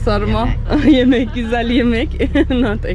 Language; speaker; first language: Turkish; non-native, learner; Persian